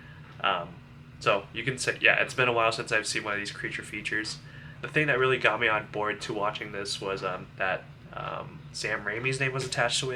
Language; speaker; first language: English; native; English